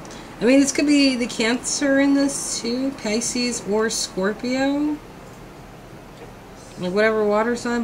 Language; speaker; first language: English; native; English